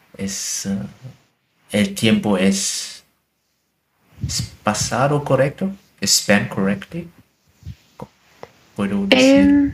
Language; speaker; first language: Spanish; non-native, learner; German